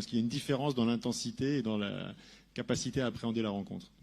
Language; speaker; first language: French; native; French